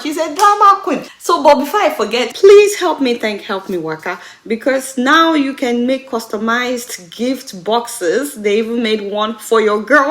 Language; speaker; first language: English; non-native, local second language; Yoruba